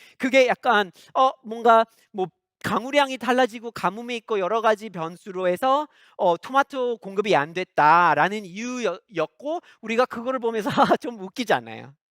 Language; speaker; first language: Korean; non-native, fluent; English